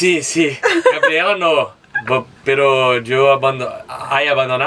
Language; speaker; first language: Spanish; non-native, learner; Portuguese